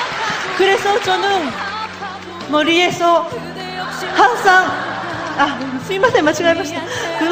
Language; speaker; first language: Korean; non-native, learner; Japanese